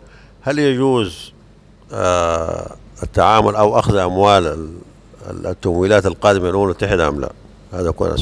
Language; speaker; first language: Arabic; native; Arabic